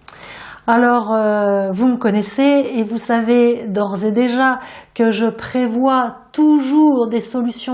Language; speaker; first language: French; native; French